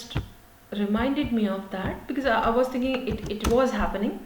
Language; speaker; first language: English; non-native, local second language; Hindi